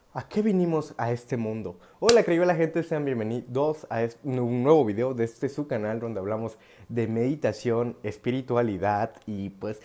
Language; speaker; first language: Spanish; native; Spanish